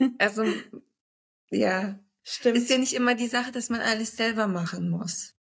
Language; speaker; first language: German; early bilingual, other home language; Turkish